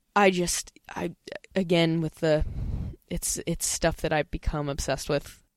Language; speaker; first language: English; native; English